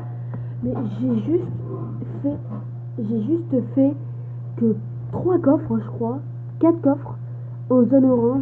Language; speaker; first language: French; native; French